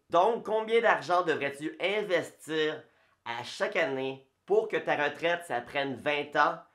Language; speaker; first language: French; native; French